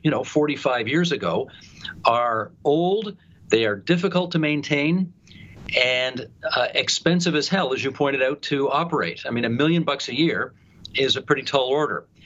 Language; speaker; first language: English; native; English